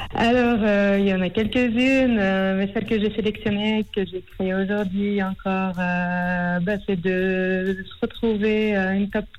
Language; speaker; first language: French; native; French